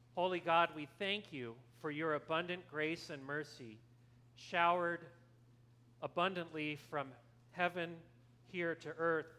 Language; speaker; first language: English; native; English